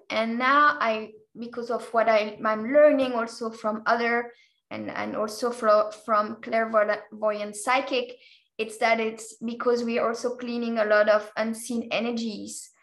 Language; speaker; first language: English; non-native, fluent; French